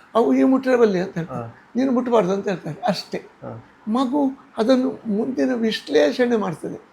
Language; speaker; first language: Kannada; non-native, local second language; Tulu